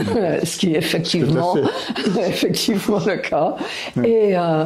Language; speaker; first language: French; non-native, fluent; English